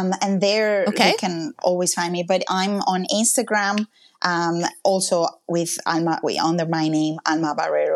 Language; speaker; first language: English; non-native, fluent; Spanish